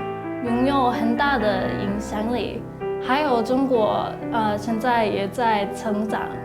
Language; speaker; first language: Chinese; early bilingual, heritage; Chinese